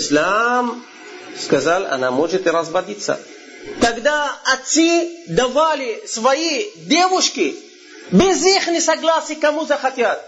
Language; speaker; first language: Russian; non-native, fluent; Arabic